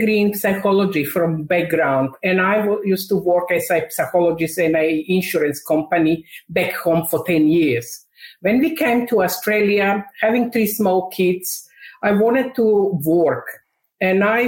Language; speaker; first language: English; non-native, learner; Macedonian